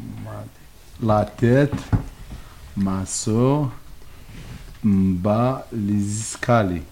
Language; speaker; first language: French; non-native, learner; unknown